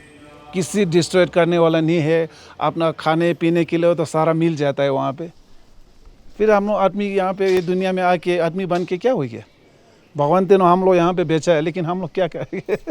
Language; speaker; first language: Hindi; non-native, local second language; Ladakhi